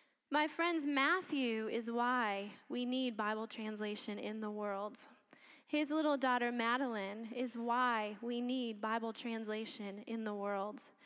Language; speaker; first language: English; native; English